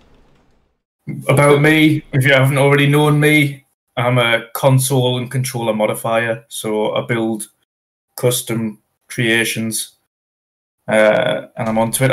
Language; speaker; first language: English; native; English